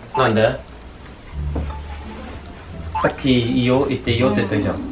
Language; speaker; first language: Japanese; non-native, fluent; Vietnamese